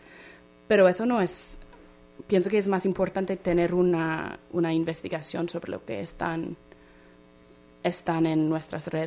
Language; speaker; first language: Spanish; non-native, fluent; English